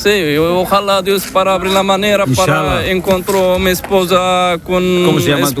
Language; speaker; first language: Spanish; non-native, learner; Arabic